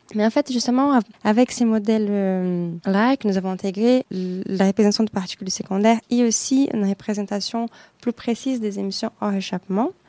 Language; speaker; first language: French; non-native, fluent; Portuguese